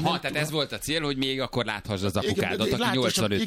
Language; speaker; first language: Hungarian; native; Hungarian